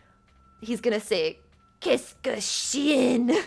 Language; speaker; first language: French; non-native, learner; English